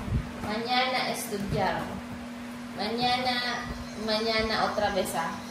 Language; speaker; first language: Spanish; non-native, learner; Filipino